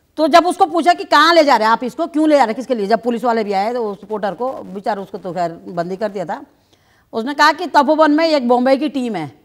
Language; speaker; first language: Hindi; native; Hindi